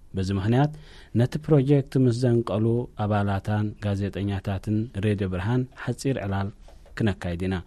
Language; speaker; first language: Tigrinya; native; Tigrinya